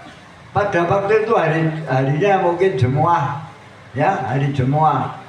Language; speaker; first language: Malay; non-native, local second language; Javanese